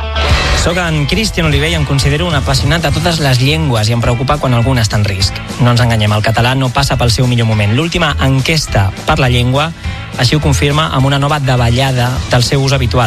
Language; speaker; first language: Catalan; native; Catalan